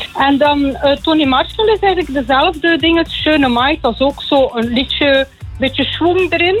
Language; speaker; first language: Dutch; early bilingual, heritage; Dutch